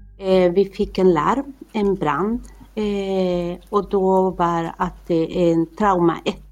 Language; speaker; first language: Swedish; non-native, fluent; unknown